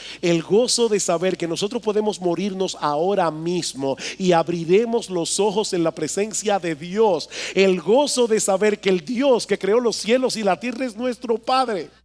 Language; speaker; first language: Spanish; native; Spanish